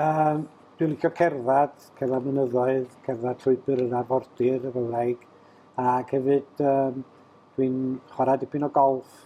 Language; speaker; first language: Welsh; native; Welsh